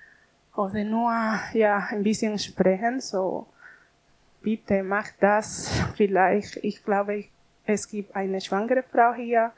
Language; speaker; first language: German; non-native, learner; Spanish